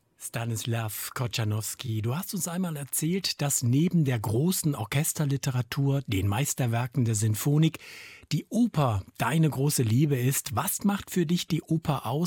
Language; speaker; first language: German; native; German